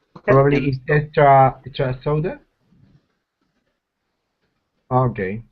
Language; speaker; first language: English; non-native, learner; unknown